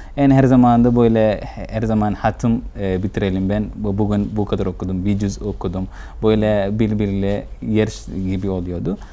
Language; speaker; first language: Turkish; non-native, fluent; Malayalam